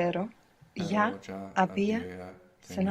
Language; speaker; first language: Spanish; non-native, learner; English